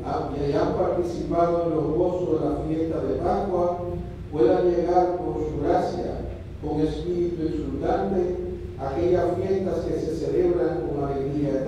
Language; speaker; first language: Spanish; native; Spanish